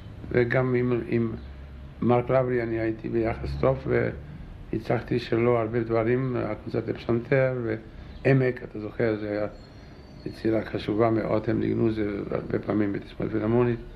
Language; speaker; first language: Hebrew; non-native, fluent; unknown